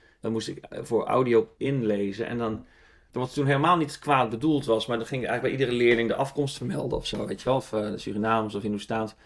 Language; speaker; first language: Dutch; native; Dutch